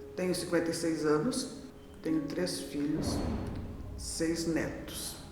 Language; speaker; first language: Portuguese; native; Portuguese